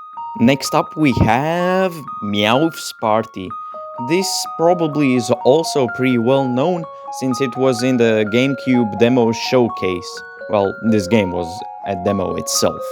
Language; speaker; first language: English; non-native, fluent; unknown